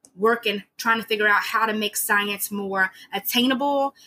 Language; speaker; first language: English; native; English